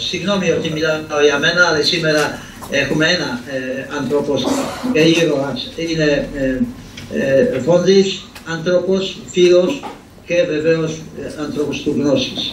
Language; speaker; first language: Greek; non-native, fluent; Polish